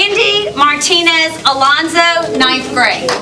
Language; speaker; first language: English; native; English